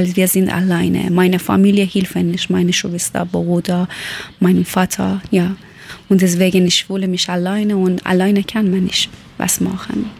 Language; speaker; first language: German; non-native, learner; Persian